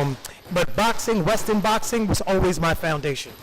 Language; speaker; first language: English; native; English